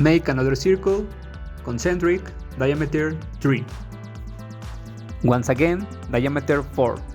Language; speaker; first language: English; non-native, fluent; Spanish